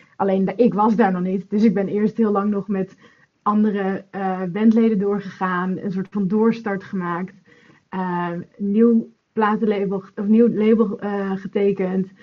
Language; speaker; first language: Dutch; native; Dutch